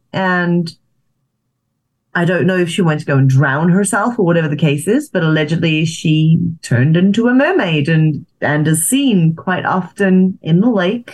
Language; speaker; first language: English; native; English